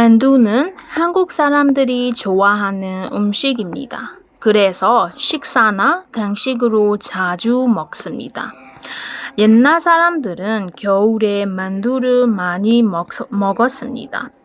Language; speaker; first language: Korean; non-native, learner; Burmese